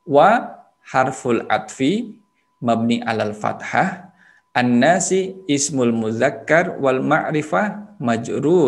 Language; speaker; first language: Arabic; non-native, learner; Indonesian